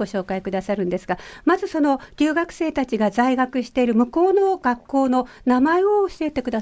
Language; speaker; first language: Japanese; native; Japanese